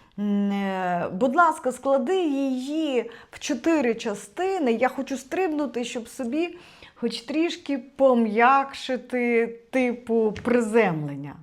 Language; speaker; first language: Ukrainian; non-native, local second language; Russian